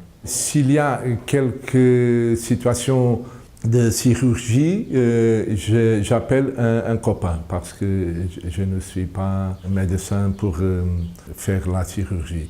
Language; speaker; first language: French; non-native, fluent; Portuguese